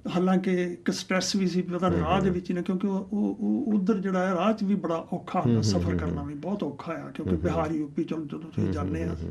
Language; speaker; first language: Punjabi; native; Punjabi